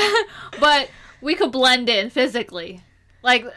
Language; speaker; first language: English; early bilingual, other home language; Hindi